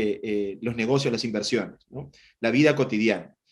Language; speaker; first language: Spanish; native; Spanish